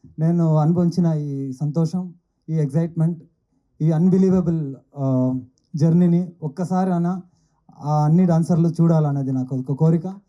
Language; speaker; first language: Telugu; native; Telugu